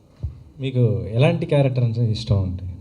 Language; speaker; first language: Telugu; native; Telugu